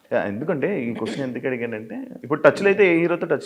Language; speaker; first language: Telugu; native; Telugu